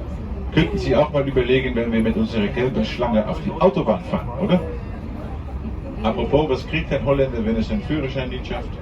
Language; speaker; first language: German; non-native, fluent; Dutch